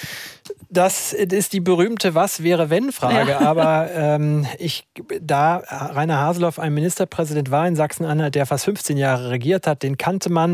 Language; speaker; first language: German; native; German